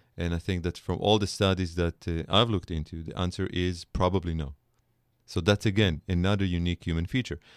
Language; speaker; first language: English; non-native, fluent; Hebrew